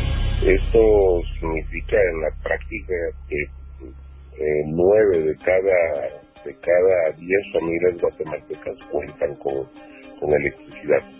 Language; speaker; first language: Spanish; native; Spanish